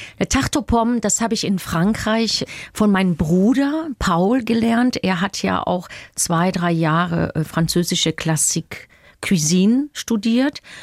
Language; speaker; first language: German; non-native, fluent; English